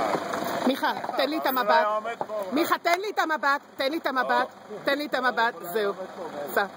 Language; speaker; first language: Hebrew; native; Hebrew